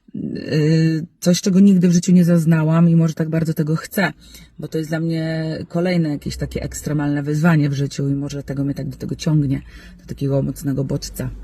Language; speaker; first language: Polish; native; Polish